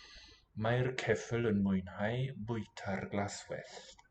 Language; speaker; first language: Welsh; non-native, learner; English